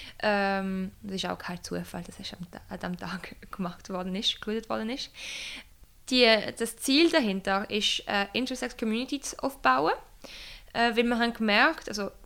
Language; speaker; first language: German; non-native, local second language; French